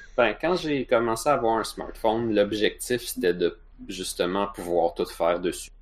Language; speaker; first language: French; native; French